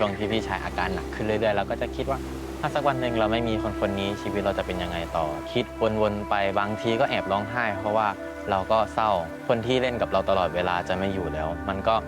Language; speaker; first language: Thai; native; Thai